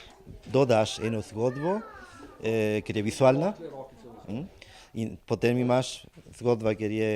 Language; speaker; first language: Slovenian; non-native, learner; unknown